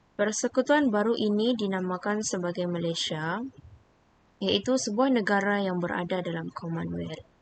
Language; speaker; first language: Malay; native; Malay